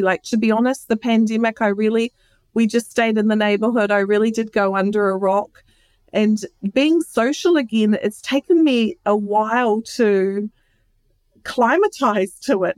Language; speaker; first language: English; native; English